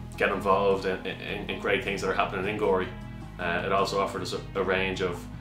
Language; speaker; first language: English; native; English